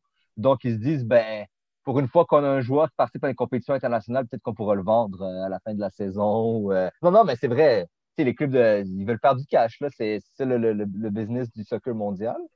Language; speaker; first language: French; native; French